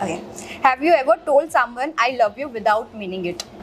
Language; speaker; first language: English; non-native, local second language; Hindi